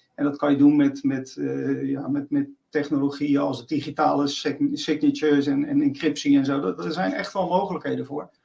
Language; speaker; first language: Dutch; native; Dutch